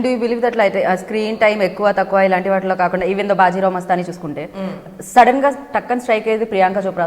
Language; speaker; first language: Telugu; native; Telugu